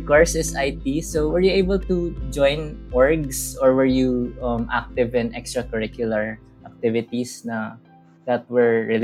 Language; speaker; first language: English; non-native, local second language; Hiligaynon